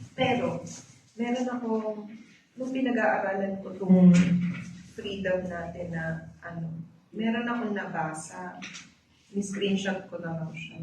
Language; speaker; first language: Filipino; native; Filipino